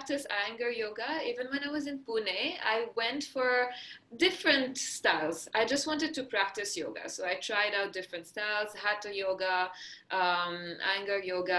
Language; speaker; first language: English; non-native, fluent; Marathi